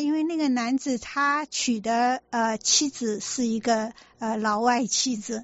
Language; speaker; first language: Chinese; native; Chinese